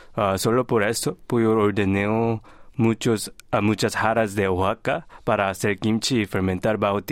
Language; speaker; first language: Spanish; non-native, fluent; Korean